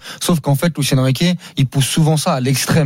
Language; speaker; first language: French; native; French